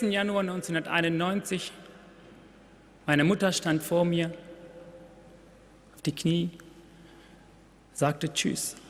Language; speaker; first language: German; non-native, fluent; Tamil